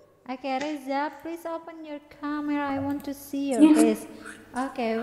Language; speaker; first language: English; non-native, learner; Indonesian